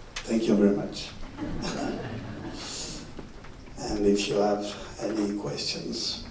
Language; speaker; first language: English; non-native, learner; French